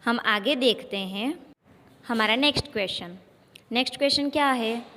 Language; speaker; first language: Hindi; non-native, local second language; Gujarati